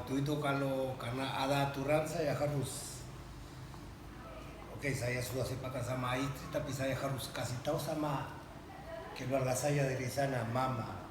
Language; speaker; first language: Indonesian; non-native, fluent; Spanish